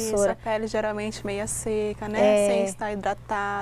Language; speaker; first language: Portuguese; native; Portuguese